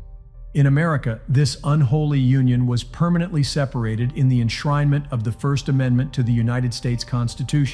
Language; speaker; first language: English; native; English